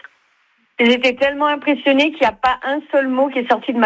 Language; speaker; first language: French; native; French